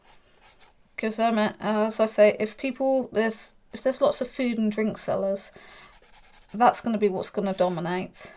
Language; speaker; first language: English; native; English